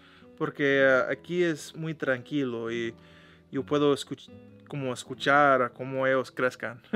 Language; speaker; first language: Spanish; non-native, learner; English